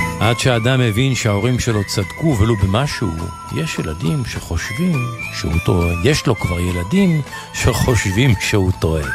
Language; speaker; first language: Hebrew; native; Hebrew